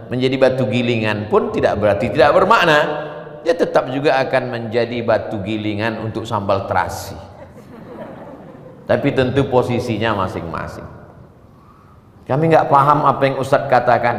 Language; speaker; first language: Indonesian; non-native, local second language; Malay